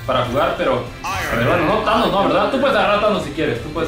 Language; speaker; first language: Spanish; native; Spanish